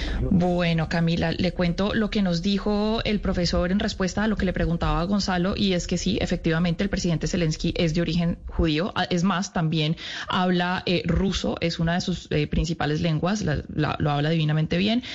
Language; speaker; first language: Spanish; native; Spanish